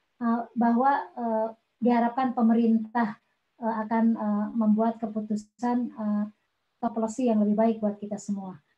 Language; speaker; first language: Indonesian; non-native, local second language; Sundanese